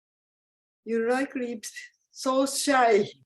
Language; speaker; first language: English; non-native, fluent; Japanese